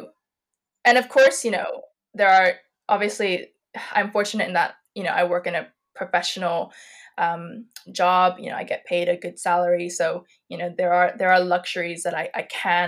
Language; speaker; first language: English; native; English